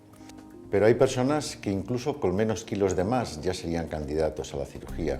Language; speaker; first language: Spanish; native; Spanish